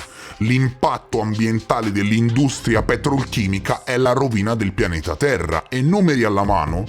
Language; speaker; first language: Italian; native; Italian